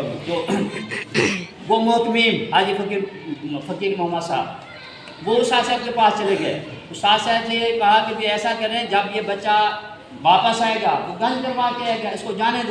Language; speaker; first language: Urdu; native; Urdu